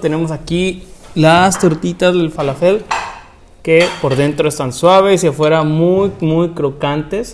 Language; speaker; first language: Spanish; native; Spanish